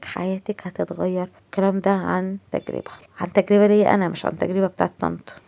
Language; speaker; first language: Arabic; native; Arabic